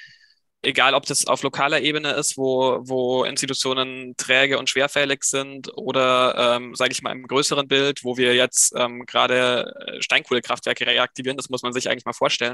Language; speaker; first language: German; native; German